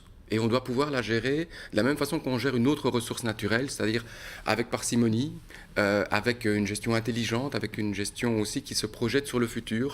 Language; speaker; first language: French; native; French